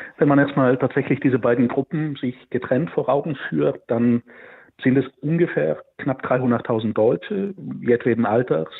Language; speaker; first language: German; non-native, fluent; Bulgarian